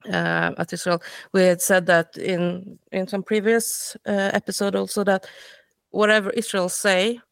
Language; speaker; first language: English; non-native, fluent; Swedish